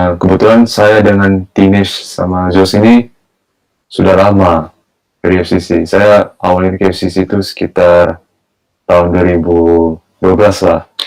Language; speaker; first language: Indonesian; early bilingual, heritage; Indonesian